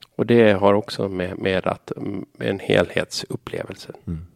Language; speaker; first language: Swedish; native; Swedish